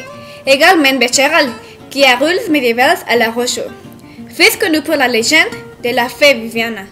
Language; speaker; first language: French; non-native, learner; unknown